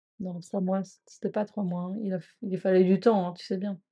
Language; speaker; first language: French; non-native, fluent; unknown